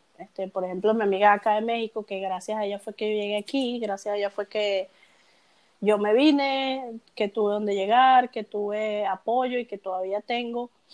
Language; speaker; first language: Spanish; native; Spanish